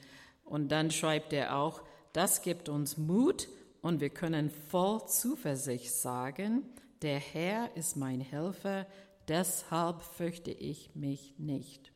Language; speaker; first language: German; non-native, fluent; English